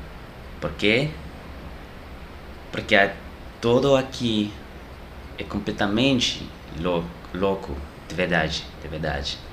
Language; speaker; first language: Portuguese; non-native, learner; French